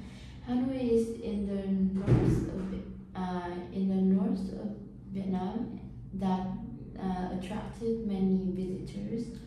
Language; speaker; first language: English; non-native, learner; Vietnamese